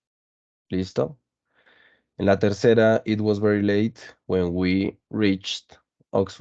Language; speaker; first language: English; non-native, fluent; Spanish